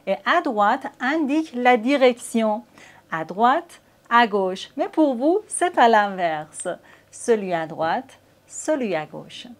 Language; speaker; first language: French; native; French